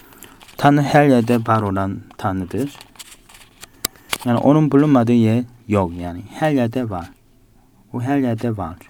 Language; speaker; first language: Turkish; non-native, fluent; Korean